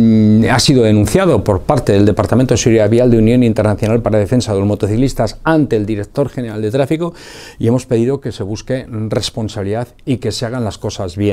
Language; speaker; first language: Spanish; native; Spanish